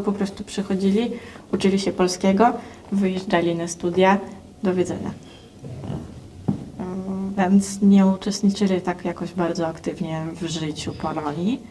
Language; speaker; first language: Polish; non-native, fluent; Russian